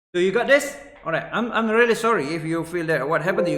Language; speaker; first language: English; non-native, local second language; Malay